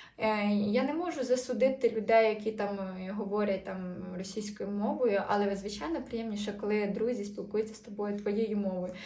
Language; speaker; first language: Ukrainian; native; Ukrainian